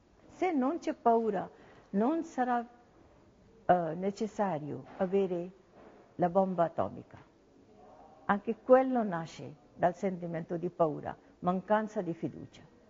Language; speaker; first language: Italian; non-native, learner; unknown